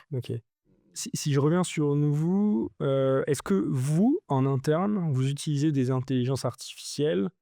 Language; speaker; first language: French; native; French